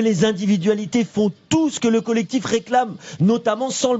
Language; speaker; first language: French; native; French